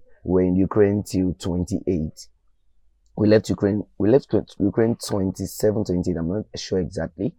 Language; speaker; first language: English; non-native, local second language; Yoruba